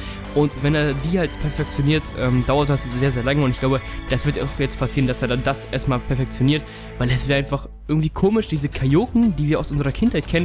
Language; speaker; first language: German; native; German